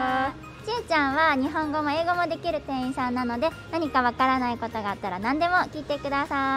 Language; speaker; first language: Japanese; native; Japanese